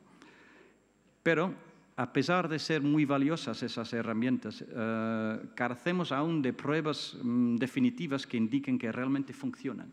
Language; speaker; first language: Spanish; non-native, fluent; English